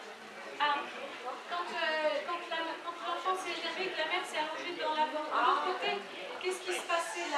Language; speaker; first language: French; native; French